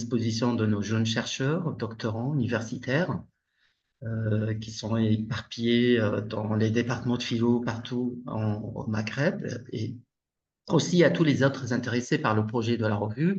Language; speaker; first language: French; non-native, local second language; Arabic